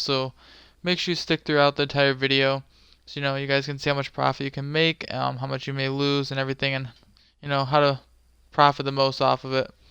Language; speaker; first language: English; native; English